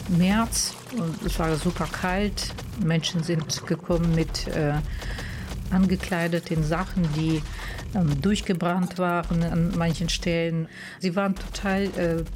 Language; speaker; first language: German; non-native, fluent; Russian